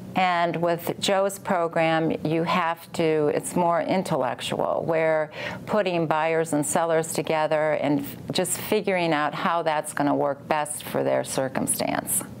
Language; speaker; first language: English; native; English